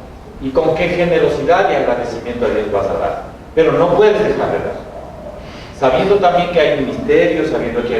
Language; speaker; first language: Spanish; native; Spanish